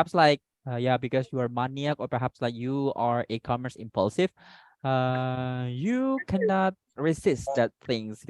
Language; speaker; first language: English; non-native, fluent; Indonesian